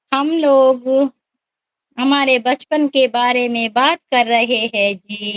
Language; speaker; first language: Hindi; non-native, local second language; Kannada